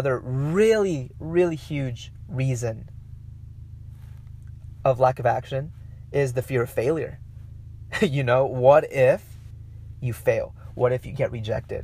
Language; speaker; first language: English; non-native, fluent; Spanish